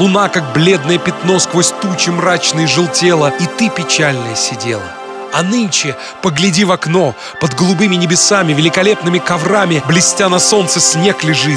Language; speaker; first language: Russian; native; Russian